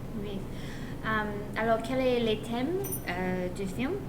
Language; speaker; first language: French; non-native, learner; English